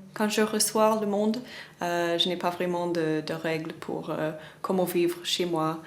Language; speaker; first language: French; non-native, fluent; English